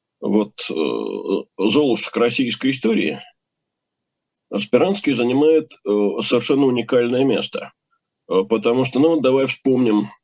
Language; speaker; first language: Russian; native; Russian